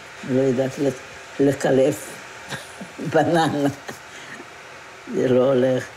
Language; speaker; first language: Hebrew; non-native, fluent; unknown